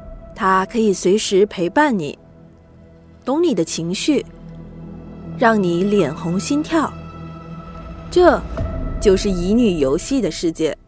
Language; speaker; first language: Chinese; native; Chinese